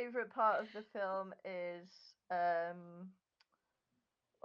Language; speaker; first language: English; native; English